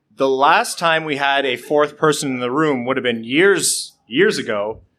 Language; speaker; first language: English; native; English